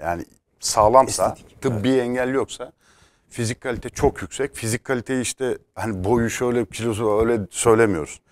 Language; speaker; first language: Turkish; native; Turkish